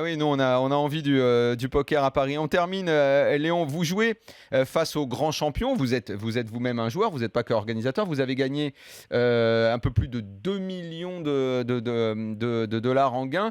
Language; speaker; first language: French; native; French